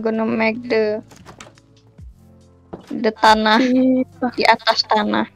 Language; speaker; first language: English; non-native, learner; Indonesian